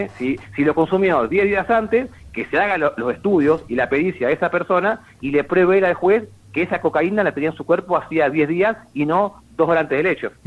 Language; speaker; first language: Spanish; native; Spanish